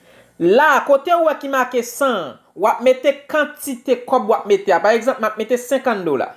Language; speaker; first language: French; non-native, local second language; Haitian Creole